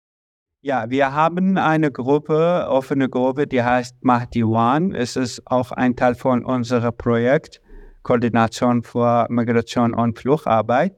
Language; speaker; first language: German; non-native, learner; Arabic